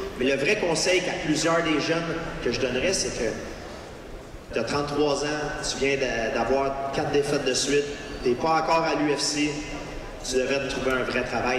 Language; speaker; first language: French; native; French